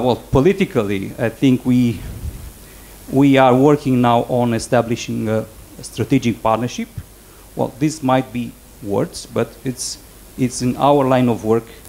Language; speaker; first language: English; non-native, fluent; Romanian